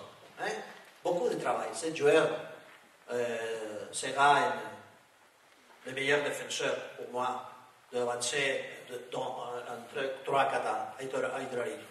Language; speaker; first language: French; non-native, learner; Spanish